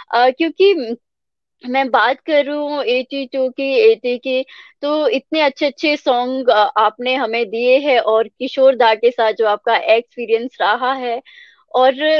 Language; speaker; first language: Hindi; native; Hindi